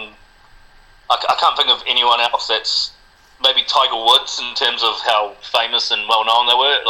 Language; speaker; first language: English; non-native, local second language; Spanish